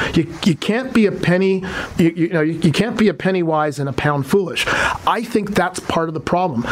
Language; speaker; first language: English; native; English